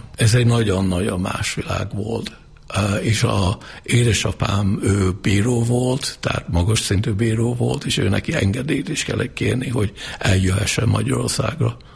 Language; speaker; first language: Hungarian; non-native, fluent; English